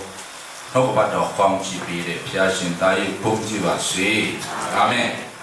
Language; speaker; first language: Burmese; non-native, local second language; Hakha Chin